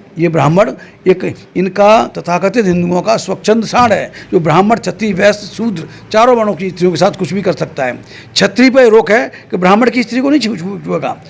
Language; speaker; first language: Hindi; native; Hindi